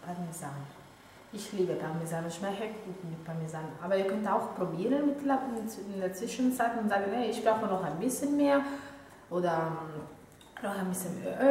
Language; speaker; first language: German; non-native, fluent; Italian